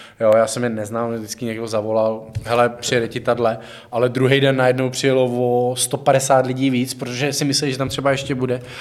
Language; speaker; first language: Czech; native; Czech